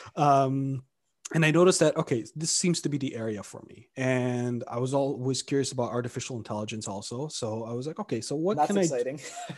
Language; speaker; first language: English; early bilingual, other home language; Romanian